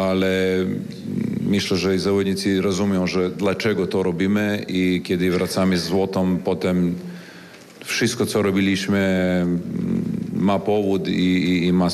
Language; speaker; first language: Polish; non-native, learner; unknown